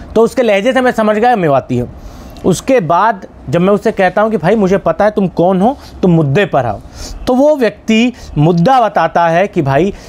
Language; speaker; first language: Hindi; non-native, local second language; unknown